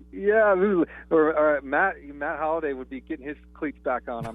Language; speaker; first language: English; native; English